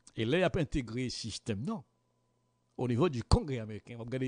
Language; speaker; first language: French; native; French